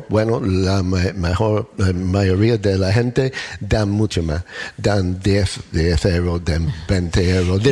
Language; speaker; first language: Spanish; non-native, learner; English